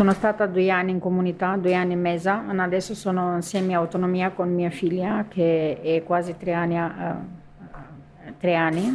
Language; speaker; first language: Italian; non-native, learner; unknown